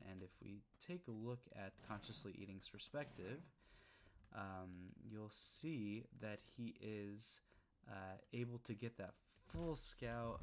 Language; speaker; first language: English; native; English